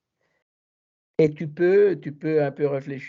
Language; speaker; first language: French; non-native, fluent; Italian